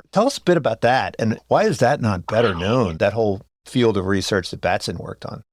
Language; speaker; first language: English; native; English